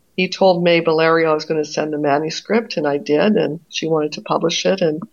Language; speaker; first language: English; native; English